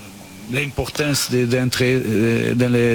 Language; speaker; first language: French; non-native, fluent; Portuguese